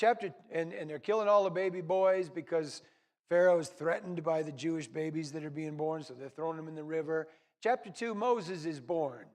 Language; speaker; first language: English; native; English